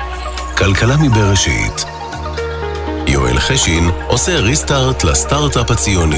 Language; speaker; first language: Hebrew; native; Hebrew